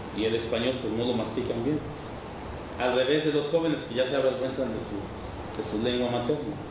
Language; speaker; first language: Spanish; non-native, local second language; Nahuatl languages